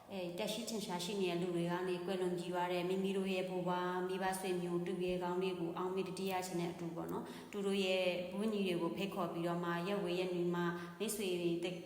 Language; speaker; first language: Burmese; non-native, local second language; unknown